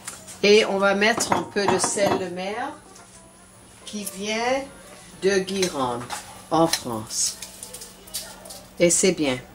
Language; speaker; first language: French; non-native, learner; English